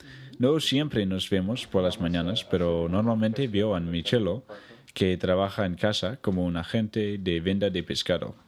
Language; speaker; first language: Spanish; non-native, learner; English